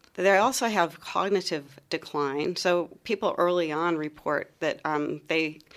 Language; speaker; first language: English; native; English